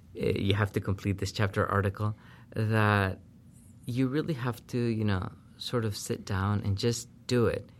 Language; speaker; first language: English; non-native, fluent; Spanish